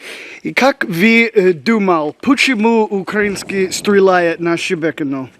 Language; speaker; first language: Russian; non-native, learner; English